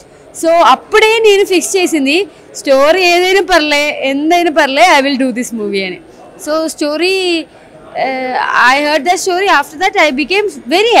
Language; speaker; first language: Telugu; non-native, learner; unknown